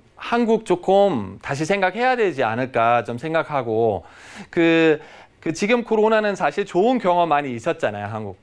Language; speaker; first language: Korean; non-native, fluent; German